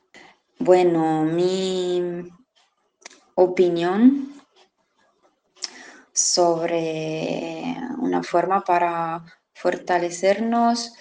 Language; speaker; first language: Spanish; non-native, fluent; Italian